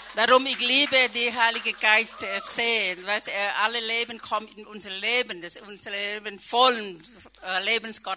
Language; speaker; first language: German; non-native, learner; Thai